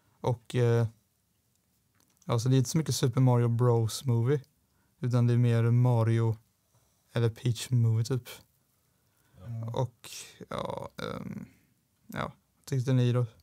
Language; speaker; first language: Swedish; native; Swedish